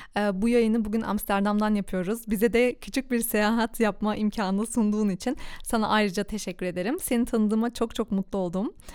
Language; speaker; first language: Turkish; early bilingual, heritage; Turkish